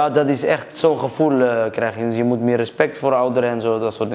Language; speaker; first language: Dutch; early bilingual, other home language; Somali